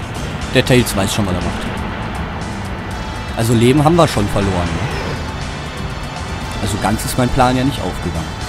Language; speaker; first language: German; native; German